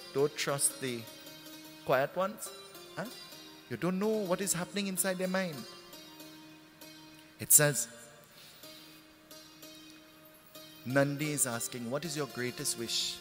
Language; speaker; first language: English; native; English